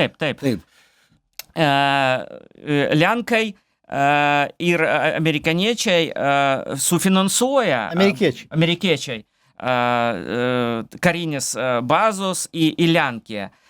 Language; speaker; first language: Lithuanian; non-native, learner; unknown